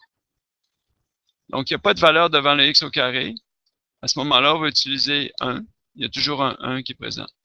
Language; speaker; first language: French; native; French